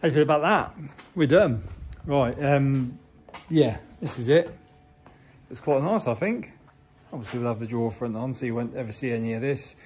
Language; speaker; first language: English; native; English